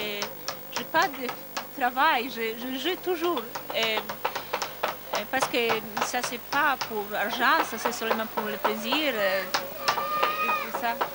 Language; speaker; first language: French; non-native, learner; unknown